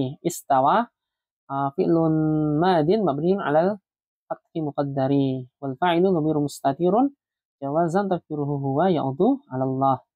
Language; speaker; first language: Arabic; non-native, fluent; Indonesian